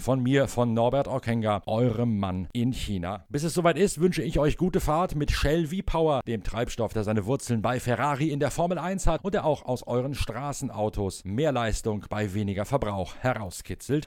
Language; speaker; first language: German; native; German